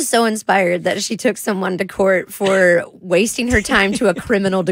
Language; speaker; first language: English; native; English